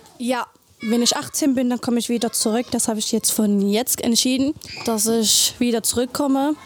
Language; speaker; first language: German; early bilingual, other home language; Arabic